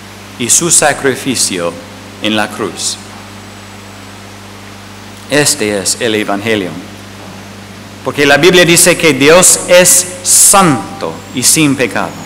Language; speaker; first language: Spanish; non-native, fluent; English